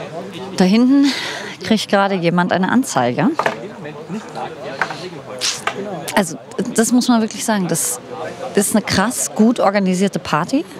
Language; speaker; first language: German; native; German